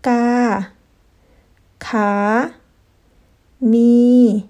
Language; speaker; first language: Spanish; non-native, fluent; Thai